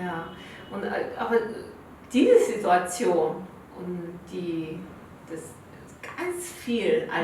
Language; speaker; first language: German; non-native, learner; Korean